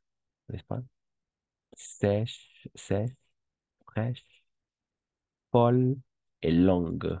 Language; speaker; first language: French; non-native, fluent; Spanish